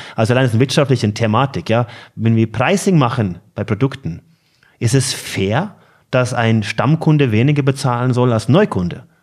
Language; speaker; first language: German; non-native, fluent; Norwegian